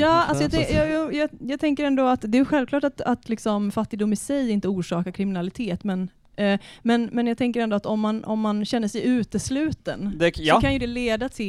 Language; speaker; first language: Swedish; native; Swedish